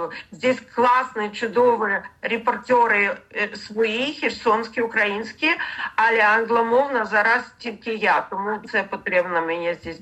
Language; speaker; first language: Ukrainian; non-native, learner; Russian